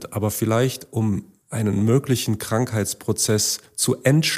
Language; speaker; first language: German; native; German